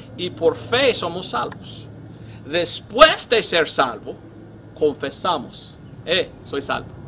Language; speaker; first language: Spanish; non-native, fluent; English